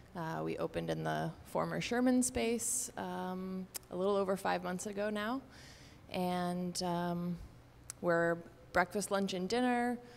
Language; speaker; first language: English; native; English